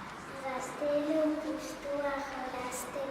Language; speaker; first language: Basque; non-native, local second language; Spanish